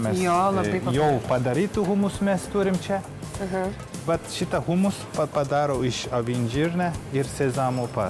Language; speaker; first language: Lithuanian; non-native, learner; Turkish